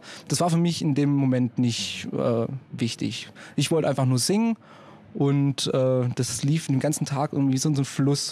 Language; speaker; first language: German; native; German